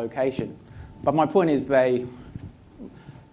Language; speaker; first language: English; native; English